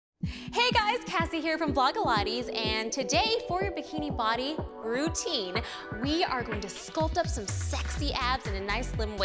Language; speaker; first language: English; native; English